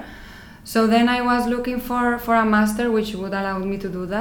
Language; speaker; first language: English; non-native, fluent; Spanish